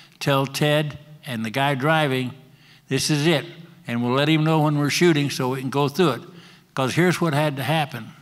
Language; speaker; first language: English; native; English